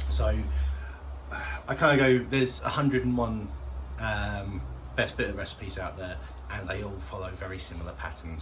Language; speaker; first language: English; native; English